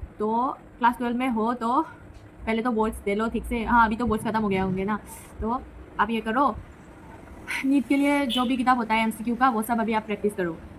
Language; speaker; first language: Hindi; non-native, local second language; Assamese